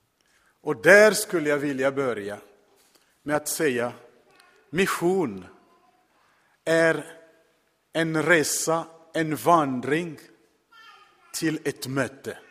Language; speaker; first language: Swedish; non-native, fluent; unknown